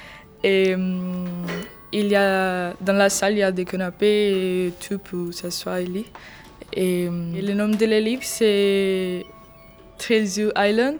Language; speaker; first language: French; non-native, learner; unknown